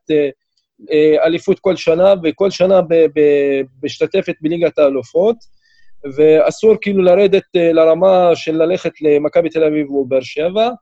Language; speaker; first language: Hebrew; non-native, local second language; Arabic